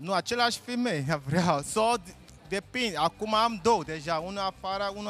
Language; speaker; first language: Romanian; non-native, learner; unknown